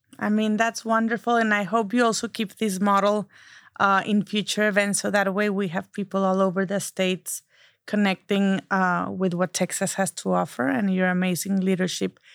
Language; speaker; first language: English; non-native, fluent; Spanish